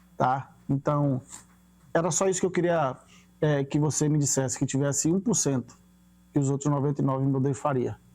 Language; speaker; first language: Portuguese; native; Portuguese